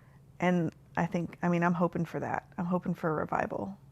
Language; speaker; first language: English; native; English